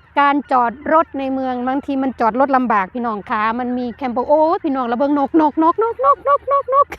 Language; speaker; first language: Thai; non-native, local second language; Lao